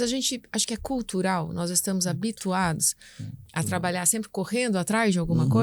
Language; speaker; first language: Portuguese; native; Portuguese